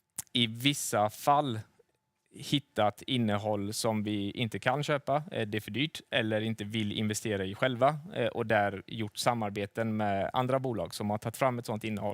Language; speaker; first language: Swedish; native; Swedish